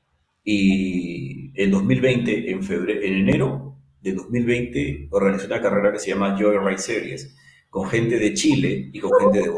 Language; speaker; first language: Spanish; native; Spanish